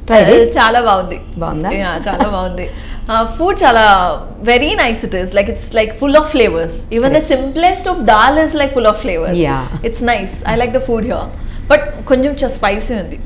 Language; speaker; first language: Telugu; non-native, learner; Kannada